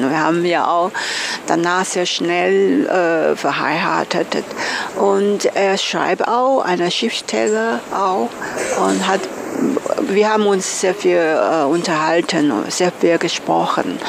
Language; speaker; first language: German; non-native, learner; Chinese